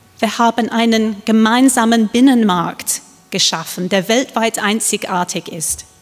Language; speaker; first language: German; non-native, fluent; English